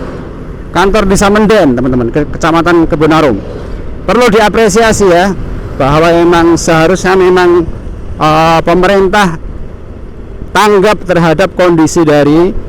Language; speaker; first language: Indonesian; non-native, local second language; Javanese